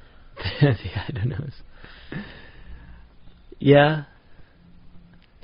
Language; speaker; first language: English; native; English